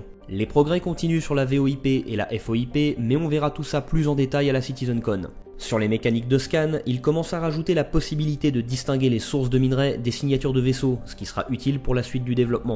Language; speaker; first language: French; native; French